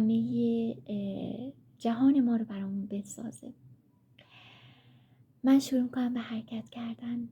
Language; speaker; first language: Persian; native; Persian